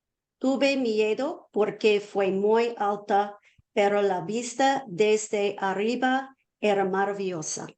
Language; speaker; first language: Spanish; non-native, learner; English